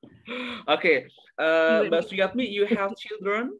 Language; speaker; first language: English; non-native, learner; Indonesian